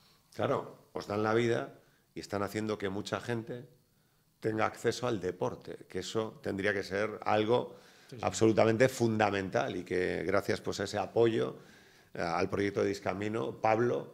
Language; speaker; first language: Spanish; native; Spanish